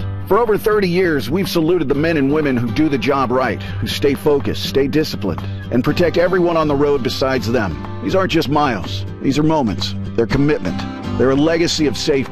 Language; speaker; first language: English; native; English